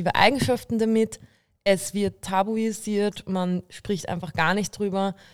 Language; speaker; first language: German; early bilingual, other home language; Bulgarian